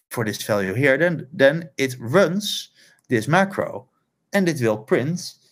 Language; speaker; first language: English; non-native, fluent; Dutch